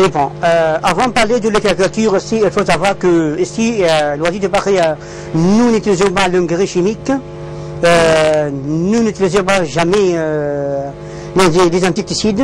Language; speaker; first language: French; non-native, learner; Arabic